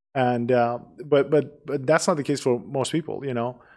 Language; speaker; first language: English; non-native, fluent; Persian